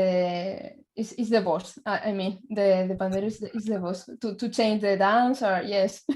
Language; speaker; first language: English; non-native, learner; Spanish